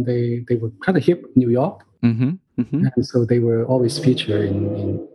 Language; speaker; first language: English; non-native, local second language; Cantonese